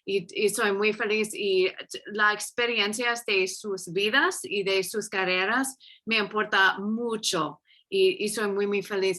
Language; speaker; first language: Spanish; non-native, fluent; English